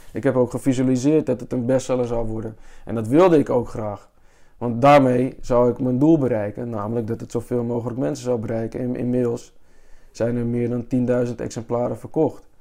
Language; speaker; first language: Dutch; native; Dutch